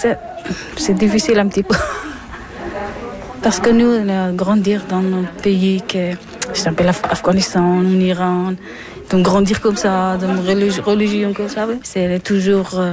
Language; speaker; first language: French; non-native, learner; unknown